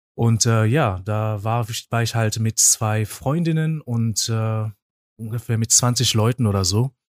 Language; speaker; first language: German; non-native, fluent; Korean